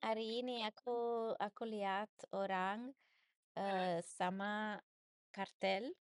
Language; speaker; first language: Indonesian; non-native, learner; English